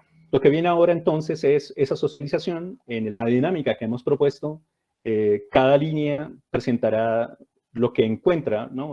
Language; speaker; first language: Spanish; native; Spanish